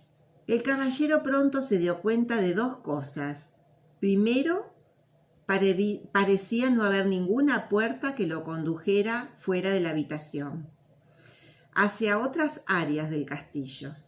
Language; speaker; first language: Spanish; native; Spanish